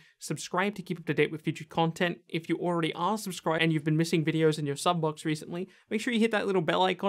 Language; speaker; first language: English; native; English